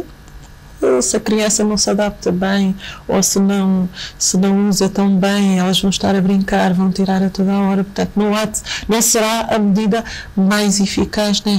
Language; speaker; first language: Portuguese; native; Portuguese